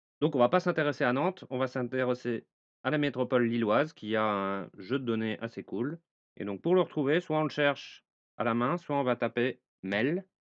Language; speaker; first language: French; native; French